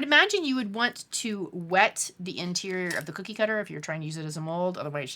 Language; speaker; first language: English; native; English